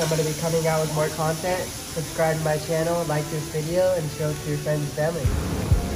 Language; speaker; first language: English; early bilingual, other home language; Japanese